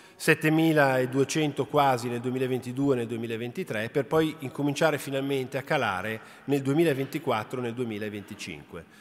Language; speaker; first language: Italian; native; Italian